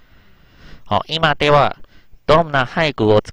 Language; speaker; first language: Japanese; non-native, fluent; Chinese